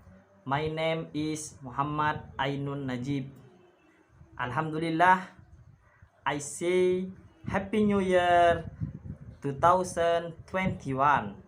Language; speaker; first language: English; non-native, learner; Indonesian